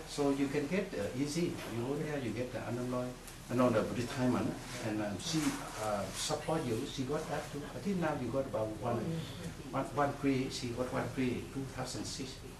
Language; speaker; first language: English; non-native, learner; Vietnamese